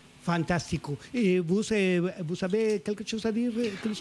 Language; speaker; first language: French; non-native, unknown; Spanish